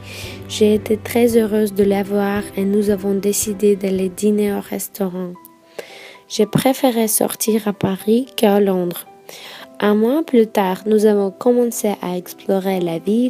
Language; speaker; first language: French; non-native, fluent; Russian